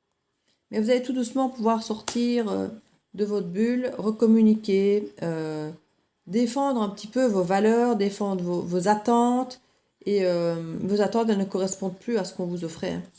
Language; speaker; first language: French; native; French